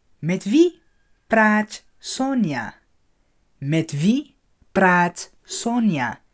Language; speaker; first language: Dutch; non-native, fluent; Arabic